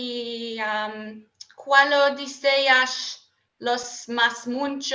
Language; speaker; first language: Spanish; non-native, learner; English